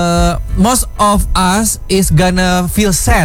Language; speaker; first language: English; non-native, learner; Indonesian